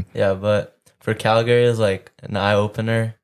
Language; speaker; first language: English; early bilingual, other home language; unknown